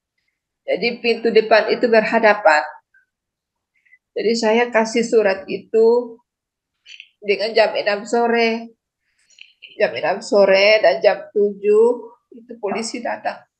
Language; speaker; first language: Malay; non-native, local second language; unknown